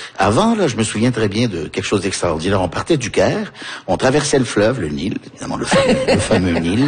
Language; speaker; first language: French; early bilingual, heritage; French